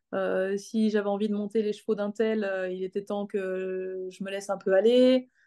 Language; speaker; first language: French; native; French